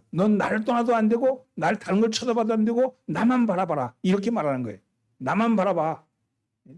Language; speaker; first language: Korean; native; Korean